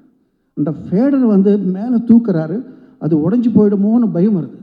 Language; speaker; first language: Tamil; non-native, local second language; Telugu